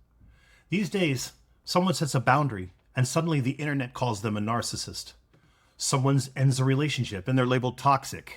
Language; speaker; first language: English; native; English